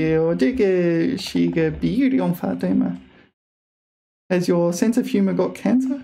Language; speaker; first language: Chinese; non-native, fluent; English